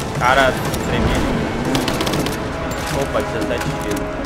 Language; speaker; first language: Portuguese; native; Portuguese